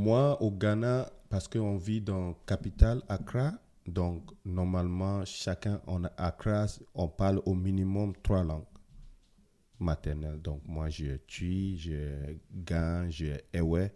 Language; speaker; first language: French; non-native, fluent; Ewe